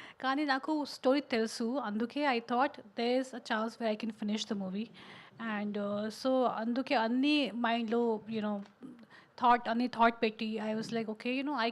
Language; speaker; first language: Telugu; non-native, local second language; Hindi